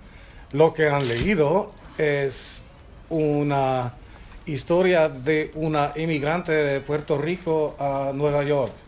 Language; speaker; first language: Spanish; non-native, fluent; German